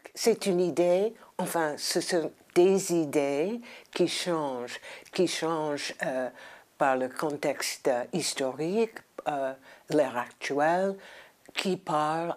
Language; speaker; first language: French; non-native, fluent; English